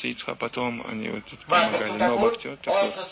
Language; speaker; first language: Russian; non-native, learner; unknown